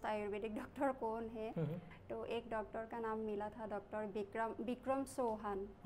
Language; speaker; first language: Hindi; non-native, local second language; Assamese